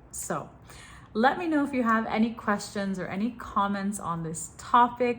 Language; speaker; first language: English; native; English